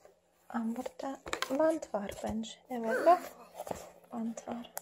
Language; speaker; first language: Turkish; non-native, learner; Russian